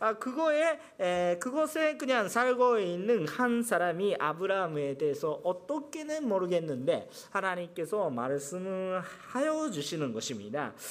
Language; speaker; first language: Korean; non-native, fluent; Japanese